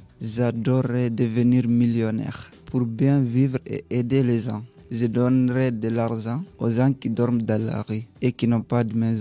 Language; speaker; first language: French; non-native, learner; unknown